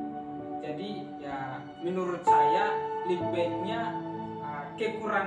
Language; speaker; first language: Indonesian; native; Indonesian